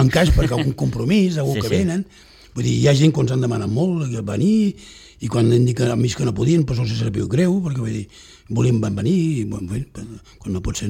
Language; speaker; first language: Catalan; native; Catalan